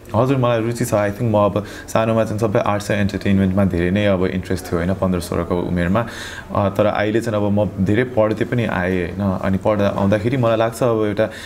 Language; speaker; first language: Nepali; early bilingual, heritage; Nepali